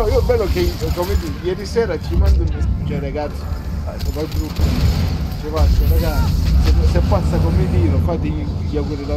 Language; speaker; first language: Italian; native; Italian